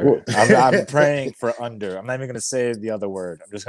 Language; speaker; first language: English; native; English